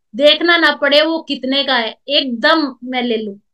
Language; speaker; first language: Hindi; native; Hindi